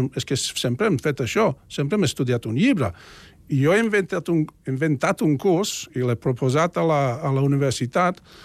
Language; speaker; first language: Catalan; non-native, fluent; English